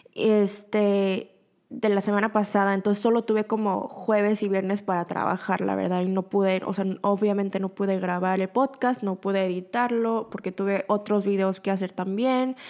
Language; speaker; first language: Spanish; early bilingual, other home language; Korean